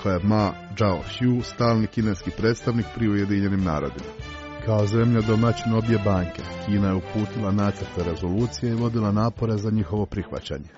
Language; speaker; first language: Croatian; native; Croatian